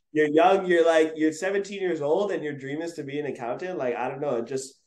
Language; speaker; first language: English; native; English